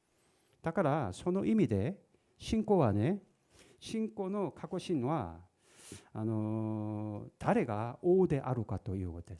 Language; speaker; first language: Japanese; non-native, fluent; Korean